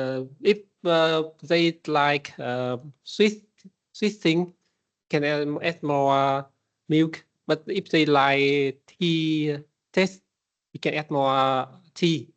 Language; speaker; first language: English; non-native, learner; Vietnamese